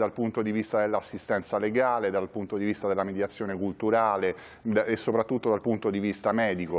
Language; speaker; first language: Italian; native; Italian